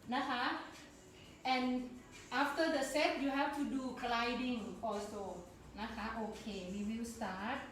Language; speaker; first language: English; non-native, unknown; Thai